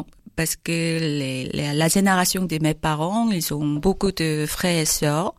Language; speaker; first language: French; non-native, learner; Korean